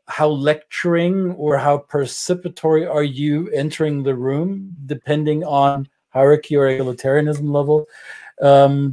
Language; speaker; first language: English; non-native, fluent; German